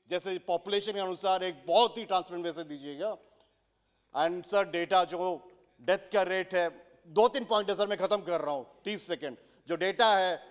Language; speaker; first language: Hindi; non-native, local second language; Odia